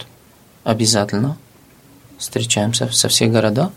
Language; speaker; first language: Russian; non-native, fluent; Arabic